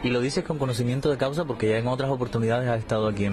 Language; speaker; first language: Spanish; native; Spanish